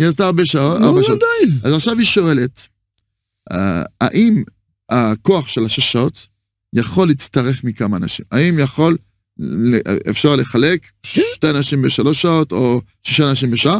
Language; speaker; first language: Hebrew; non-native, fluent; French